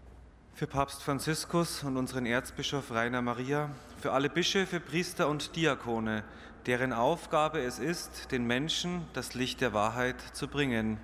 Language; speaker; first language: German; native; German